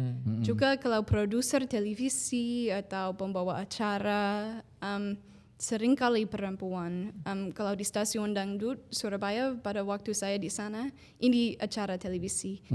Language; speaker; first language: Indonesian; non-native, fluent; English